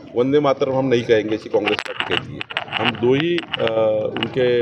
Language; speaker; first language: Hindi; non-native, local second language; Marathi